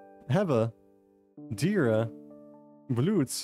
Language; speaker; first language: Dutch; non-native, learner; English